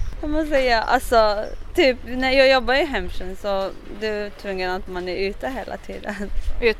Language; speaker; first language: Swedish; non-native, learner; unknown